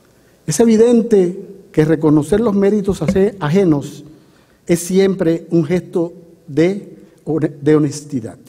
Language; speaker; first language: Spanish; native; Spanish